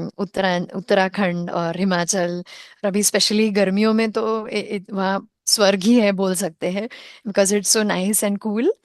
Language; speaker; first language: Hindi; non-native, local second language; Konkani